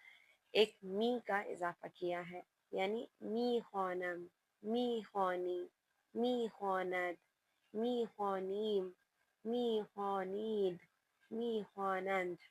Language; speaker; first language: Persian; non-native, fluent; Urdu